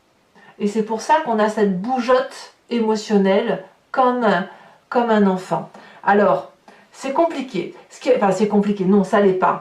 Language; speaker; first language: French; native; French